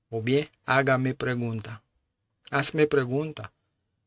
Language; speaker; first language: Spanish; non-native, learner; Haitian Creole